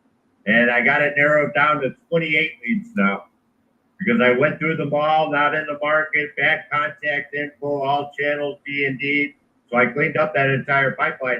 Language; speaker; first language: English; native; English